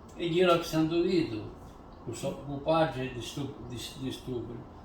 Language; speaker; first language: Italian; early bilingual, other home language; Sicilian